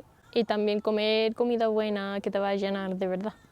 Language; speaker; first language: Spanish; non-native, fluent; English